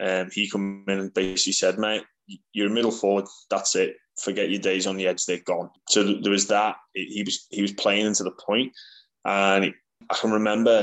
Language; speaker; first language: English; native; English